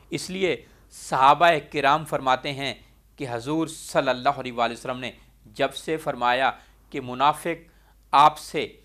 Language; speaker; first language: Urdu; non-native, local second language; Punjabi